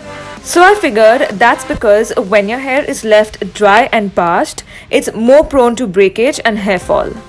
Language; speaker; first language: English; non-native, local second language; Hindi